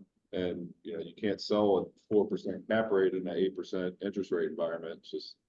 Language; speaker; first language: English; native; English